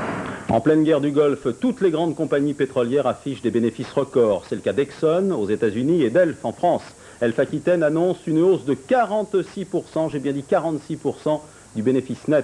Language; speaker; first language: French; native; French